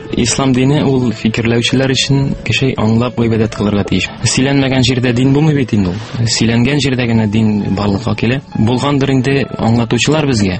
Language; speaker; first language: Tatar; native; Tatar